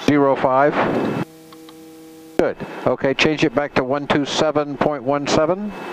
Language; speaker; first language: English; native; English